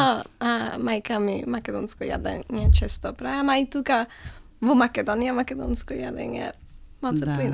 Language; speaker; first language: Macedonian; early bilingual, heritage; Macedonian